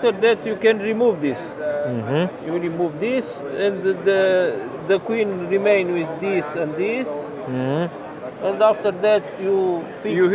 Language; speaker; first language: English; non-native, learner; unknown